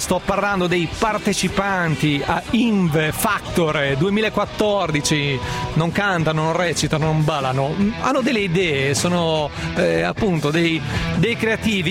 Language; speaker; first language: Italian; native; Italian